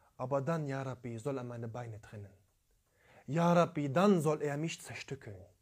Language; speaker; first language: German; early bilingual, other home language; Turkish